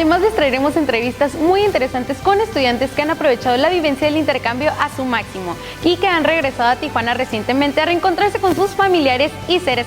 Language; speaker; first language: Spanish; native; Spanish